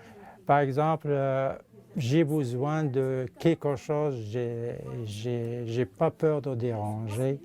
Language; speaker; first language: French; non-native, local second language; Arabic